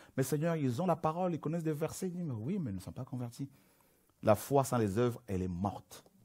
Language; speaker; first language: French; non-native, local second language; Lingala